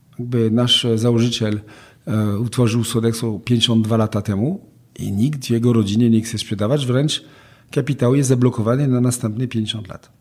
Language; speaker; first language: Polish; non-native, fluent; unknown